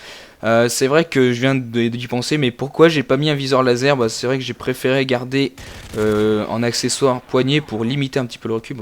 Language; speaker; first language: French; native; French